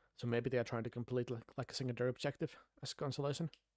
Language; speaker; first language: English; non-native, fluent; Finnish